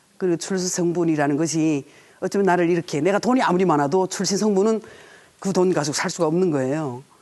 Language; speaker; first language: Korean; native; Korean